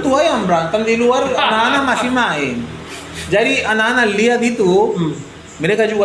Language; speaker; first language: Indonesian; non-native, fluent; Spanish